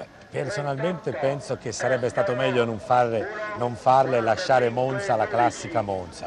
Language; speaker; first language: Italian; native; Italian